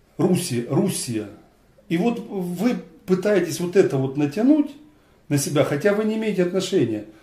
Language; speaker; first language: Russian; native; Russian